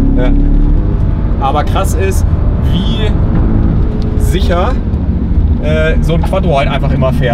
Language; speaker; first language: German; native; German